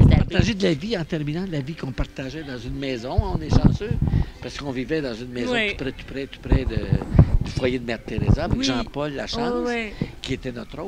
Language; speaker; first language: French; native; French